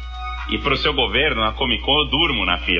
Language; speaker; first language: Portuguese; native; Portuguese